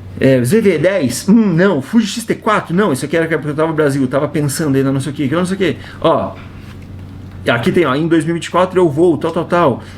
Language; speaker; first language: Portuguese; native; Portuguese